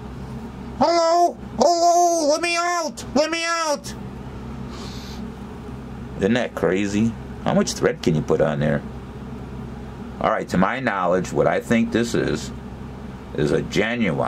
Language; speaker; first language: English; native; English